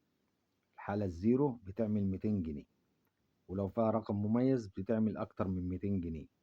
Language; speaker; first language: Arabic; native; Arabic